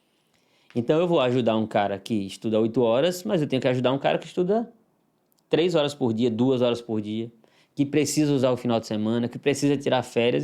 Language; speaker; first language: Portuguese; native; Portuguese